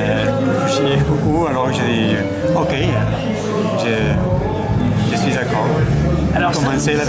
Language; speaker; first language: French; non-native, learner; Catalan